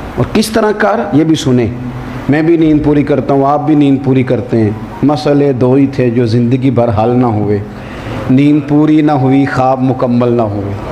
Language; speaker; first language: Urdu; non-native, local second language; Punjabi